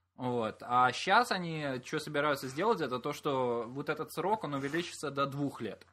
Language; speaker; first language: Russian; native; Russian